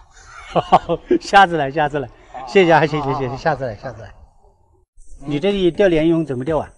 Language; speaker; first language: Chinese; native; Chinese